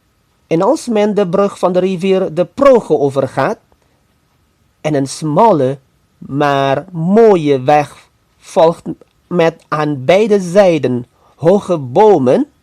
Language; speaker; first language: Dutch; non-native, fluent; Indonesian